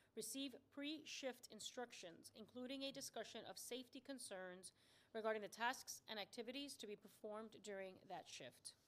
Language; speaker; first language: English; early bilingual, other home language; Spanish